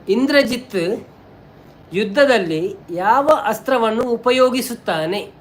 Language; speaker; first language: Kannada; non-native, local second language; Tulu